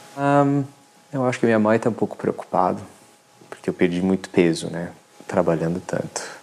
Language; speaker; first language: Portuguese; non-native, fluent; French